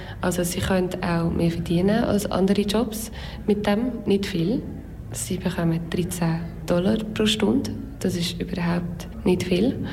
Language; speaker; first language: German; non-native, local second language; French